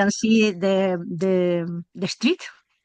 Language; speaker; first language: English; non-native, learner; Spanish